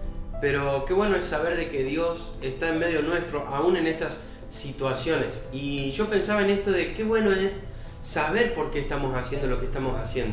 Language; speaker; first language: Spanish; native; Spanish